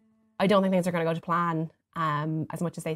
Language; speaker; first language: English; native; English